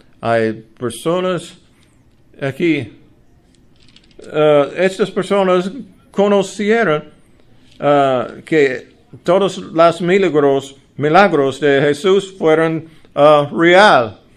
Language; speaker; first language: Spanish; non-native, learner; English